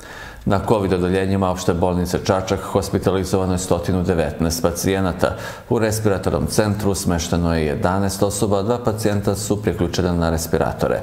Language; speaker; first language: Serbian; native; Serbian